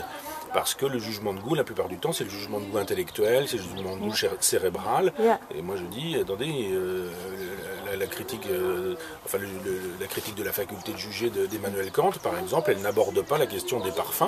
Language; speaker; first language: French; native; French